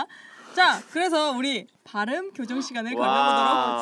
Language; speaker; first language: Korean; native; Korean